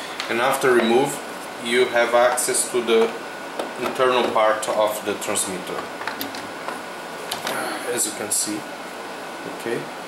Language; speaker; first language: English; non-native, fluent; Portuguese